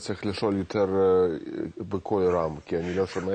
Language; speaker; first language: Hebrew; non-native, fluent; Russian